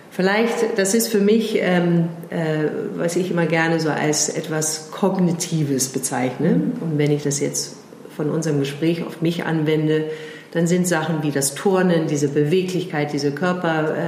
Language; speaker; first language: German; early bilingual, heritage; German